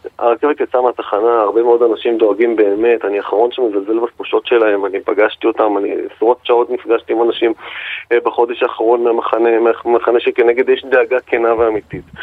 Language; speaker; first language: Hebrew; native; Hebrew